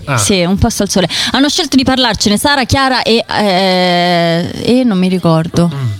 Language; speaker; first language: Italian; native; Italian